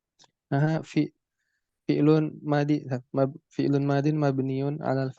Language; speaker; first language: Arabic; non-native, learner; Indonesian